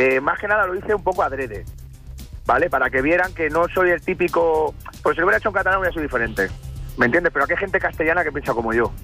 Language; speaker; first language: Spanish; native; Spanish